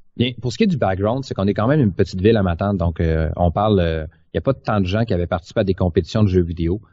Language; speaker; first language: French; native; French